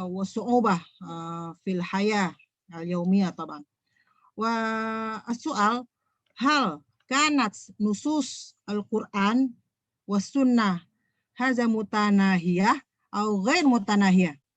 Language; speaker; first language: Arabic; non-native, fluent; Indonesian